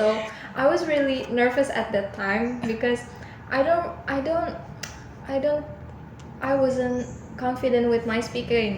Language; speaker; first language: English; non-native, learner; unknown